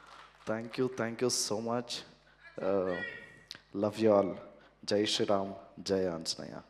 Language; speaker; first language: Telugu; non-native, learner; Kannada